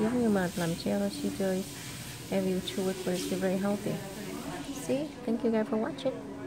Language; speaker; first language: English; non-native, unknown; Vietnamese